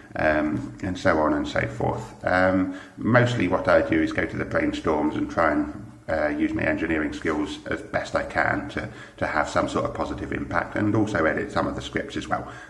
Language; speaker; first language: English; native; English